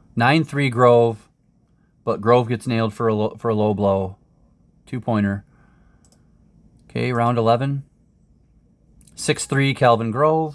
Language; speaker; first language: English; native; English